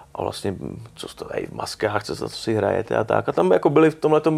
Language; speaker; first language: Czech; native; Czech